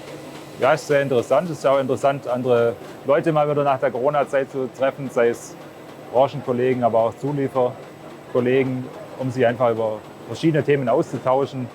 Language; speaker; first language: German; native; German